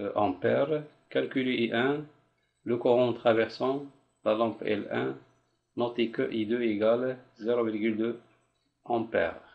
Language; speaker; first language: French; non-native, local second language; Arabic